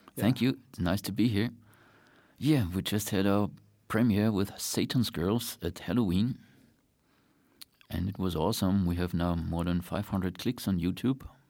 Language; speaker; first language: English; non-native, fluent; German